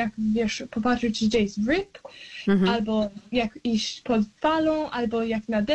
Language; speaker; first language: Polish; early bilingual, heritage; Polish